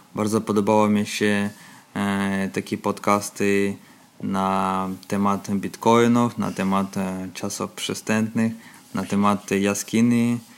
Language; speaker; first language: Polish; non-native, learner; Russian